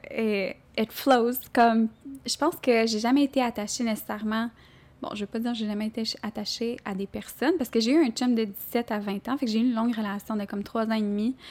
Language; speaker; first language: French; native; French